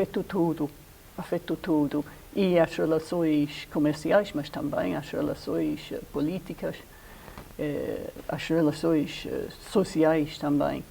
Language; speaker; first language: Portuguese; non-native, fluent; English